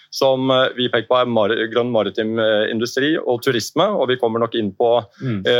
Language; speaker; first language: Norwegian; native; Norwegian